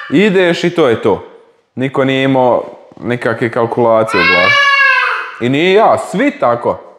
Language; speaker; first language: Croatian; native; Croatian